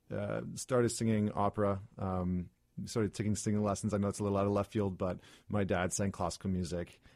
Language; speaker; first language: English; native; English